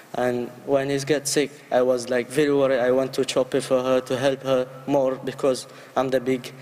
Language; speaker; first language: English; early bilingual, other home language; Arabic